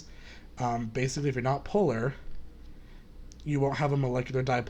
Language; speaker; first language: English; native; English